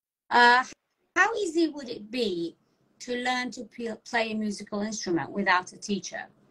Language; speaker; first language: English; non-native, fluent; Persian